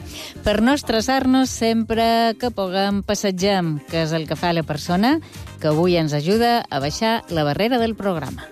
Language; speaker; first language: Catalan; native; Catalan